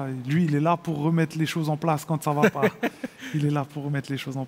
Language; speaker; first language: French; native; French